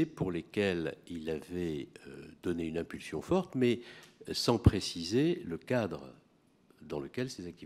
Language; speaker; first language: French; native; French